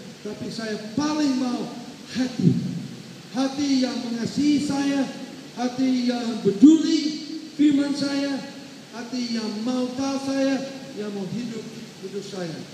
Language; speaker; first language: Indonesian; non-native, learner; English